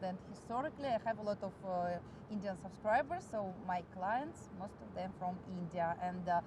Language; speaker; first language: English; non-native, fluent; Russian